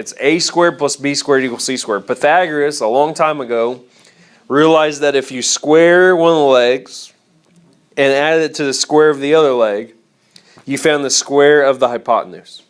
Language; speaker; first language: English; native; English